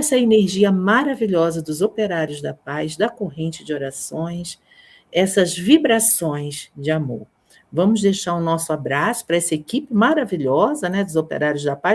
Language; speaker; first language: Portuguese; native; Portuguese